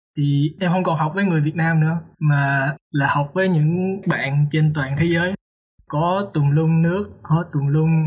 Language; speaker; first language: Vietnamese; native; Vietnamese